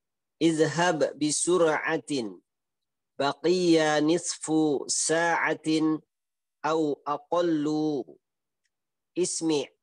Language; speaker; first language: Arabic; non-native, learner; Indonesian